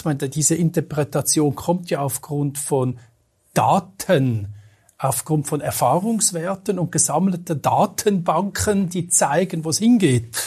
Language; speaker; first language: German; native; German